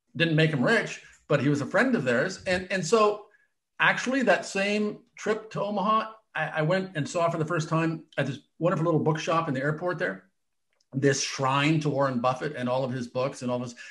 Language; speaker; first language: English; native; English